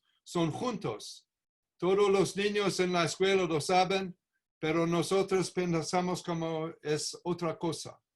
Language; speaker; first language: Spanish; non-native, learner; English